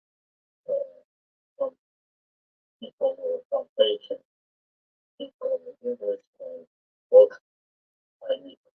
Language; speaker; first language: English; non-native, learner; Spanish